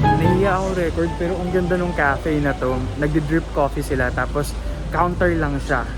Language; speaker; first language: Filipino; native; Filipino